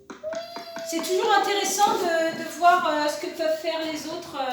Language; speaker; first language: French; native; French